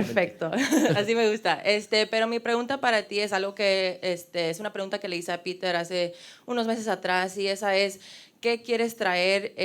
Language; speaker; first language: Spanish; early bilingual, heritage; Spanish